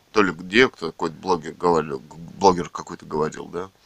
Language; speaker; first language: Russian; native; Russian